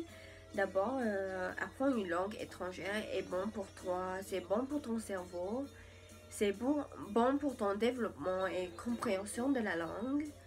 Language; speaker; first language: French; non-native, learner; English